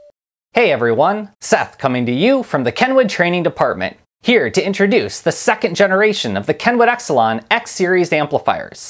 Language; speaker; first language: English; native; English